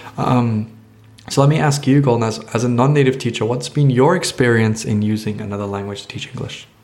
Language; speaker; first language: English; native; English